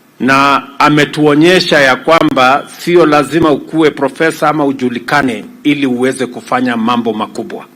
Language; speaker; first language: Swahili; non-native, local second language; Kalenjin